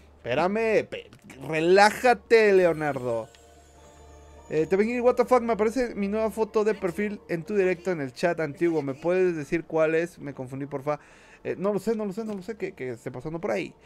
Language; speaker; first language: Spanish; native; Spanish